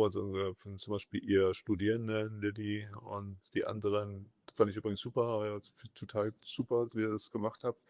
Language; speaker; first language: German; native; German